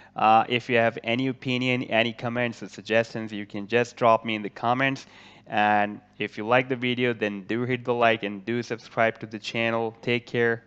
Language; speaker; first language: English; non-native, local second language; Urdu